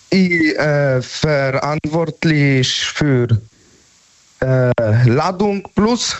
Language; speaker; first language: German; non-native, learner; Polish